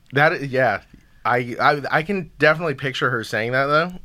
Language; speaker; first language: English; early bilingual, other home language; Filipino